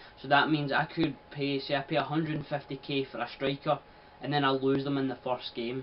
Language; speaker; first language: English; native; English